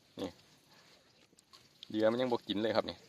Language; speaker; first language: Thai; non-native, local second language; Northeastern Thai